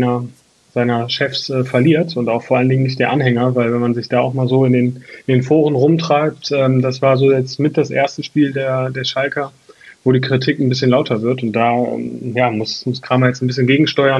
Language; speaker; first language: German; native; German